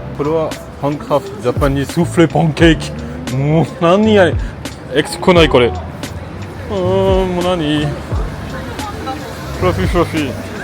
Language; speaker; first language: Japanese; non-native, fluent; French